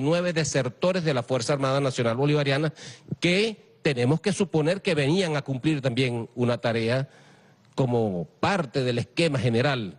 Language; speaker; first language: Spanish; native; Spanish